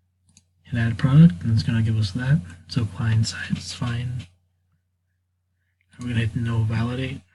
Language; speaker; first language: English; native; English